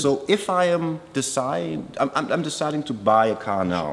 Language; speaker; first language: English; non-native, fluent; German